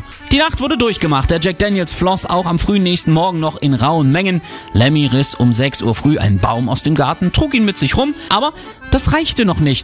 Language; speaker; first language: German; native; German